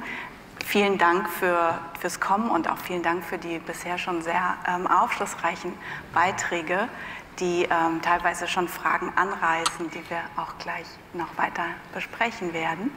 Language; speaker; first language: German; native; German